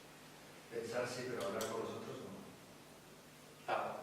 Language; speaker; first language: Spanish; native; Spanish